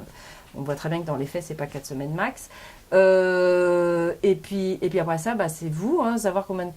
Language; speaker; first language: French; native; French